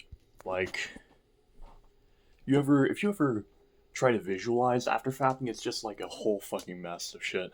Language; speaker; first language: English; native; English